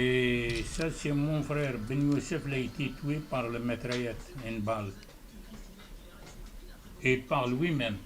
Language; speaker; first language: French; non-native, fluent; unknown